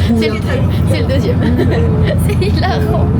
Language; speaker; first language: French; native; French